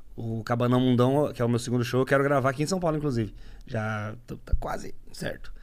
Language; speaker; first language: Portuguese; native; Portuguese